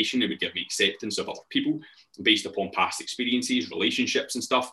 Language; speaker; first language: English; native; English